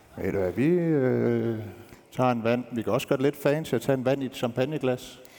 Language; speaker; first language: Danish; native; Danish